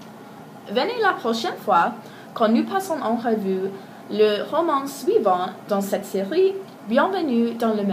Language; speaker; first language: French; non-native, learner; English